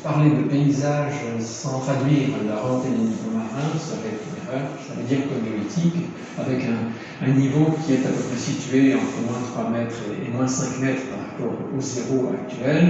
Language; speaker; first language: French; native; French